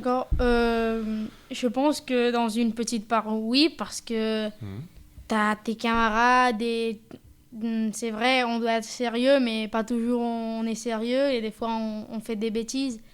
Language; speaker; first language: French; non-native, fluent; Spanish